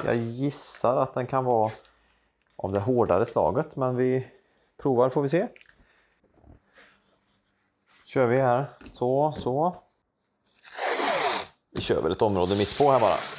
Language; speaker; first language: Swedish; native; Swedish